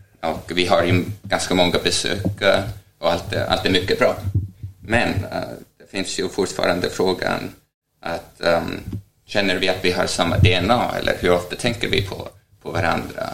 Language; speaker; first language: Swedish; non-native, fluent; Estonian